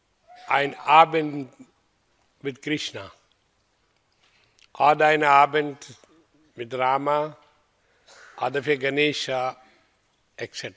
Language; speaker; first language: German; non-native, fluent; Hindi